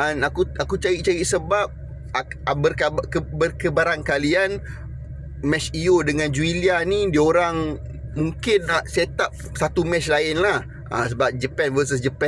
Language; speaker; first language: Malay; native; Malay